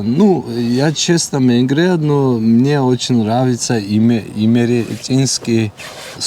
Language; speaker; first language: Russian; non-native, learner; Georgian